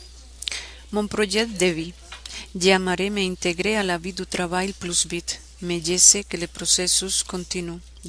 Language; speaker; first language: French; non-native, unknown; Spanish